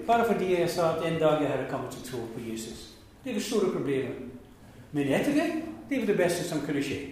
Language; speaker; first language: Norwegian; non-native, fluent; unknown